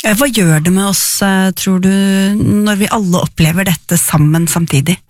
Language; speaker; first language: Norwegian; native; Norwegian